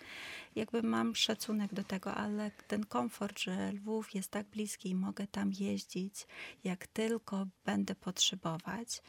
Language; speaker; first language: Polish; non-native, fluent; Ukrainian